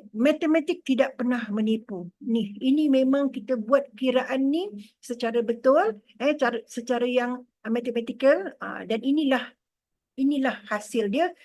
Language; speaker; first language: Malay; native; Malay